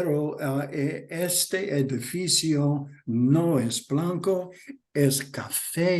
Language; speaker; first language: Spanish; non-native, learner; English